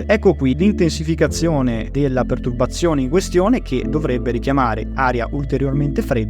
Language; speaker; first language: Italian; native; Italian